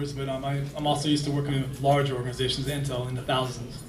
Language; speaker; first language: English; native; English